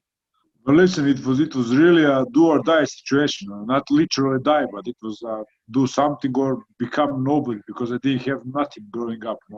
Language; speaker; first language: English; non-native, fluent; Croatian